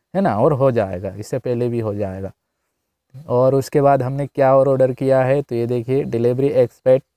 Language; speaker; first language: Hindi; native; Hindi